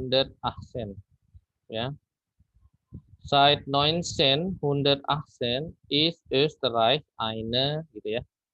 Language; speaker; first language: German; non-native, fluent; Indonesian